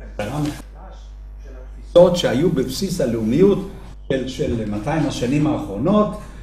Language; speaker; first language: Hebrew; native; Hebrew